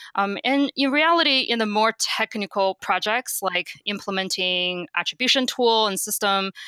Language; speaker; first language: English; non-native, fluent; Chinese